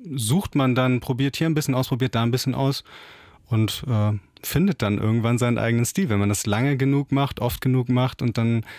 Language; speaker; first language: German; native; German